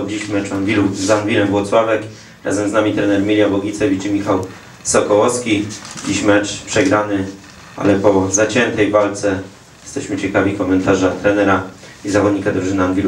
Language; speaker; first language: Polish; native; Polish